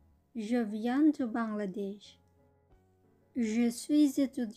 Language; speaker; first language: French; non-native, learner; Bangla